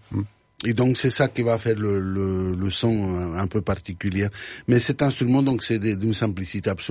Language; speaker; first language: French; non-native, fluent; Spanish